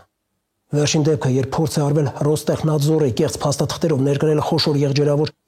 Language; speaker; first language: Armenian; native; Armenian